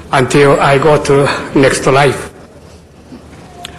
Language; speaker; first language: English; non-native, fluent; Japanese